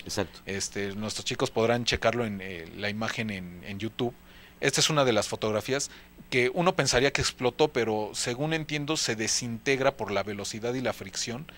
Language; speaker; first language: Spanish; native; Spanish